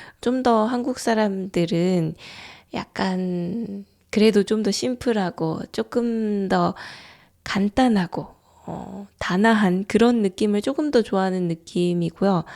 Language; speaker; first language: Korean; native; Korean